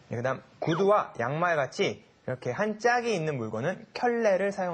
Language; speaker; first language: Korean; native; Korean